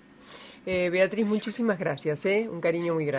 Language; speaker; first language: Spanish; native; Spanish